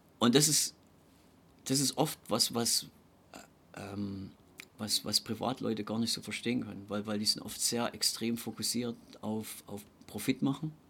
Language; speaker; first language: German; native; German